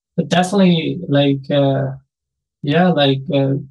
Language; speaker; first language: English; non-native, fluent; Spanish